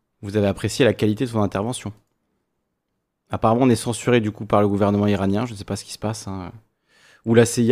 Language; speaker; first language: French; native; French